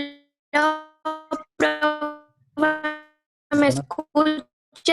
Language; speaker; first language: Spanish; native; Spanish